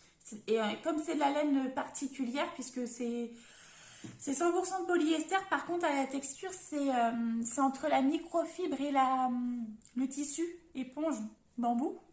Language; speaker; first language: French; native; French